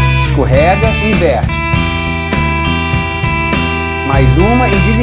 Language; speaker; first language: Portuguese; native; Portuguese